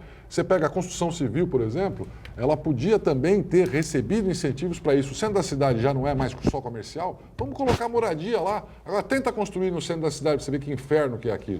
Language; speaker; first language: Portuguese; native; Portuguese